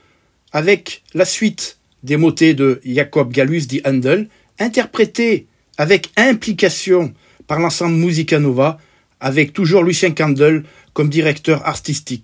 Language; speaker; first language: French; native; French